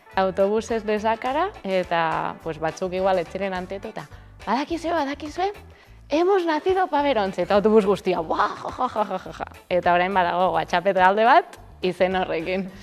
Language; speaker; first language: Basque; non-native, learner; Spanish